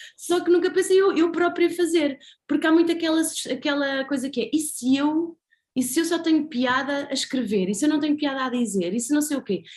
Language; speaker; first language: Portuguese; native; Portuguese